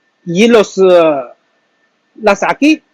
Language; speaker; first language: Spanish; non-native, learner; Chinese